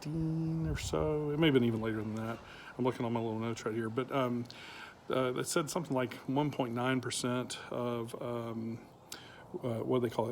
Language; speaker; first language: English; native; English